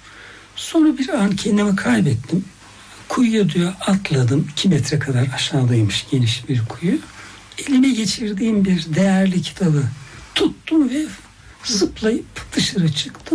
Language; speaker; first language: Turkish; native; Turkish